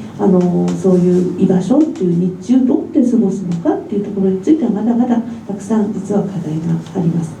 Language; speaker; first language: Japanese; native; Japanese